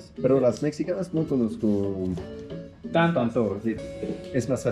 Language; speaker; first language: Spanish; non-native, learner; French